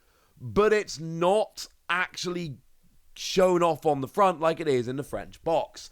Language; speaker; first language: English; native; English